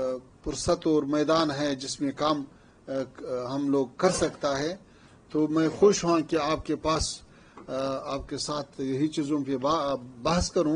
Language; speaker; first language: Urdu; non-native, fluent; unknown